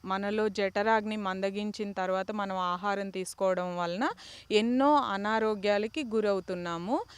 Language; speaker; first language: Telugu; native; Telugu